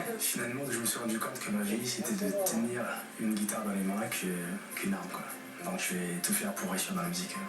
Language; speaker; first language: French; early bilingual, other home language; Lingala